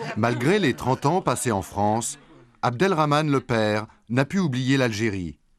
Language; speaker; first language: French; native; French